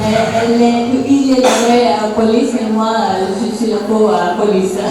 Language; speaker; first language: French; non-native, learner; Indonesian